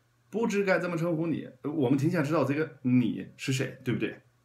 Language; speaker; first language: Chinese; non-native, fluent; German